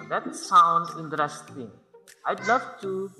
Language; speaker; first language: English; non-native, learner; Indonesian